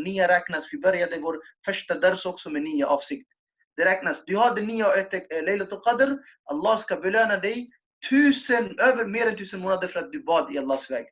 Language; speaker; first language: Swedish; non-native, fluent; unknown